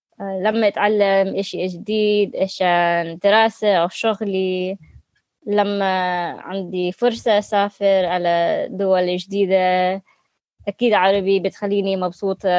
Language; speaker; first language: Arabic; non-native, learner; English